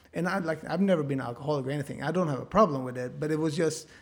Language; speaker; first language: English; non-native, fluent; Swedish